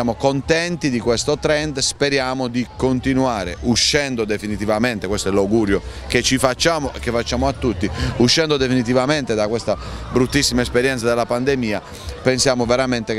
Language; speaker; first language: Italian; native; Italian